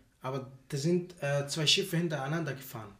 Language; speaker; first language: German; non-native, learner; Arabic